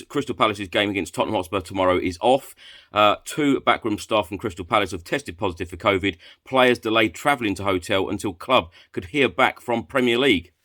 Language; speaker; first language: English; native; English